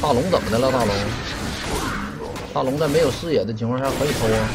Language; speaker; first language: Chinese; native; Chinese